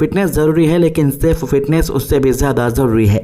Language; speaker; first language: Hindi; native; Hindi